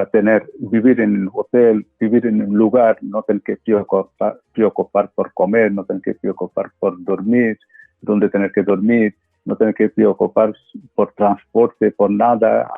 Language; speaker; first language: Spanish; non-native, fluent; Bangla